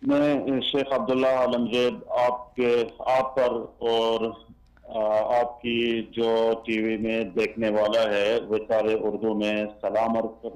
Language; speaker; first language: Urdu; non-native, fluent; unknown